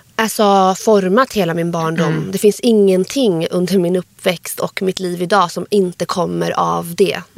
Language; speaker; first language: Swedish; early bilingual, other home language; Arabic